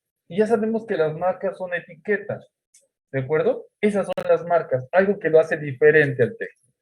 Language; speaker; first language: Spanish; native; Spanish